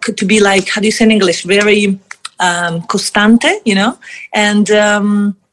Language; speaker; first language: English; non-native, fluent; Italian